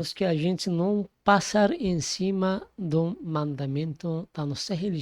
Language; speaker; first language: Portuguese; non-native, fluent; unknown